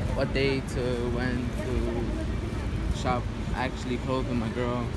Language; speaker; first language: English; early bilingual, other home language; Spanish